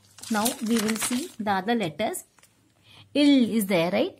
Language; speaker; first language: English; non-native, local second language; Tamil